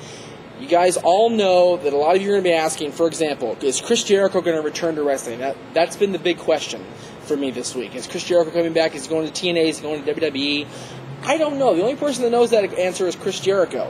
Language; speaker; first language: English; native; English